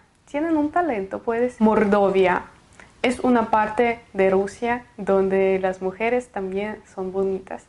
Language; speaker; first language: Spanish; non-native, fluent; Russian